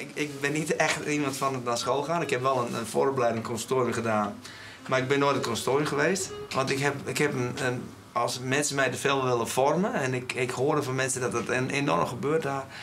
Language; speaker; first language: Dutch; non-native, local second language; Western Frisian